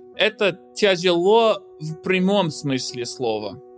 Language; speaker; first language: Russian; non-native, fluent; English